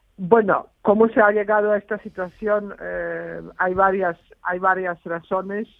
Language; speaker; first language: Spanish; non-native, fluent; Serbian